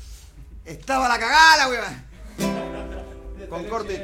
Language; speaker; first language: Spanish; native; Spanish